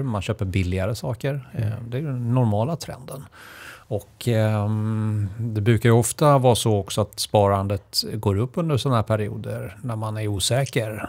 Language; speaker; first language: Swedish; native; Swedish